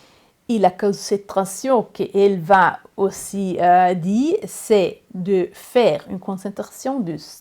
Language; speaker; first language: French; non-native, learner; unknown